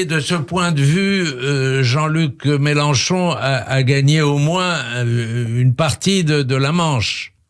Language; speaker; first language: French; native; French